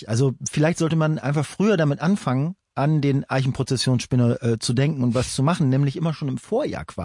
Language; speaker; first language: German; native; German